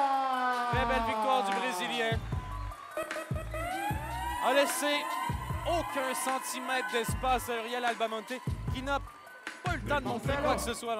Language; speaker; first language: French; native; French